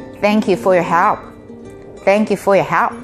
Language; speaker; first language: English; non-native, fluent; Korean